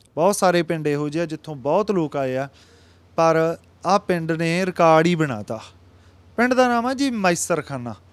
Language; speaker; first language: Punjabi; native; Punjabi